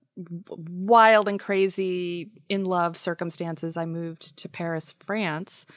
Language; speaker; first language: English; native; English